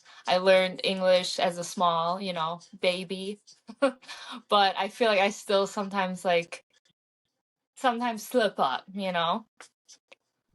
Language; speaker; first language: English; early bilingual, heritage; English